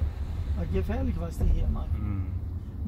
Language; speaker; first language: German; non-native, fluent; Turkish